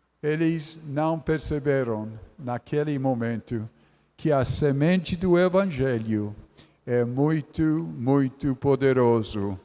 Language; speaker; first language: Portuguese; non-native, fluent; English